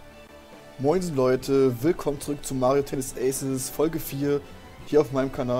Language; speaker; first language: German; native; German